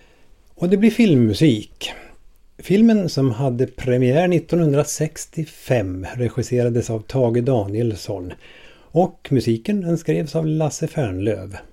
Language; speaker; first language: Swedish; native; Swedish